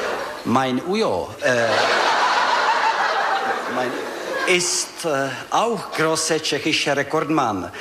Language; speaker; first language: German; non-native, fluent; Czech